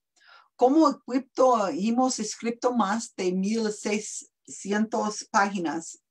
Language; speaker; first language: Spanish; non-native, learner; English